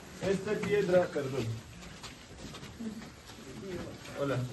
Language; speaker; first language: Spanish; non-native, fluent; Turkish